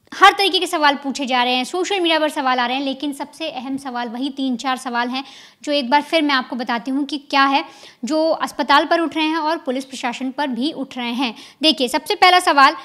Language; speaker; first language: Hindi; native; Hindi